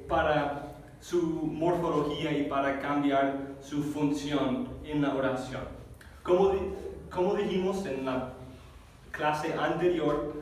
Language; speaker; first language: Spanish; non-native, fluent; English